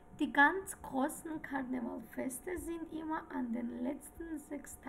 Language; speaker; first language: German; non-native, fluent; Georgian